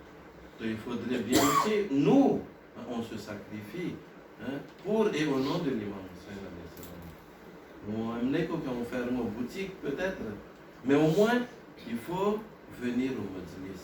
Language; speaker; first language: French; non-native, local second language; Gujarati